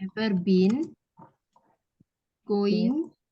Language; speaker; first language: English; non-native, fluent; Indonesian